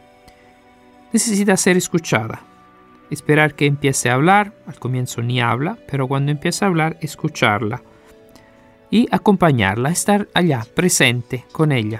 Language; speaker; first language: Spanish; non-native, fluent; Italian